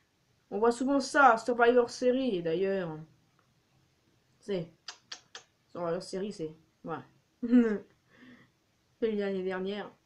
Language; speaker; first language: French; native; French